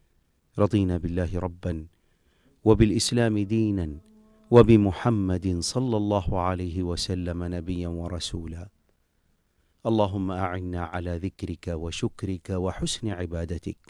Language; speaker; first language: Arabic; native; Arabic